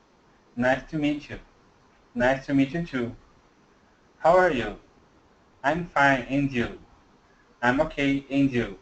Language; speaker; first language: English; non-native, learner; Portuguese